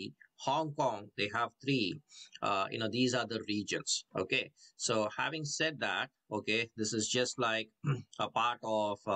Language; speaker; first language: English; non-native, local second language; Tamil